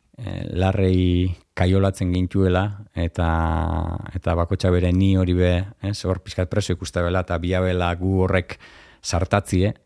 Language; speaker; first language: Basque; native; Basque